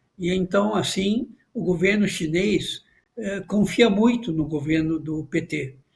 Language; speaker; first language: Portuguese; non-native, fluent; Chinese